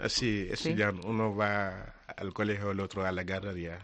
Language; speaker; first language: Spanish; non-native, learner; Wolof